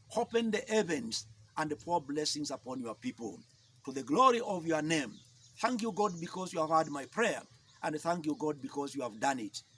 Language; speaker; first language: English; non-native, local second language; Swahili